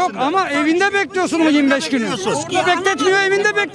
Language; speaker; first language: Turkish; native; Turkish